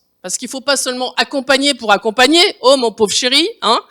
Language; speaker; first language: French; native; French